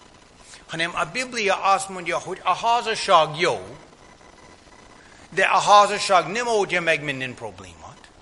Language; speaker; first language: Hungarian; non-native, fluent; English